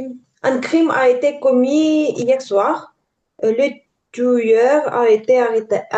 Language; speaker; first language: French; non-native, learner; Ukrainian